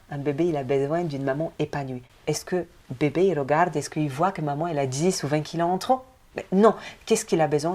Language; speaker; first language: French; non-native, fluent; Polish